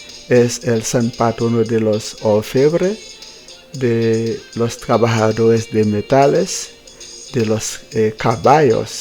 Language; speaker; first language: Spanish; non-native, fluent; Haitian Creole